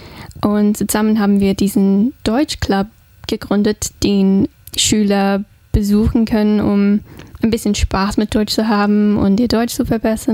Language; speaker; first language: German; non-native, fluent; English